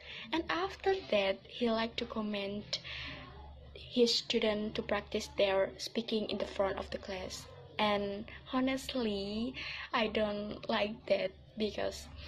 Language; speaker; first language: English; non-native, learner; Indonesian